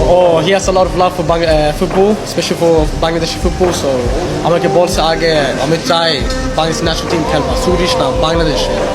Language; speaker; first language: Bangla; early bilingual, heritage; Swedish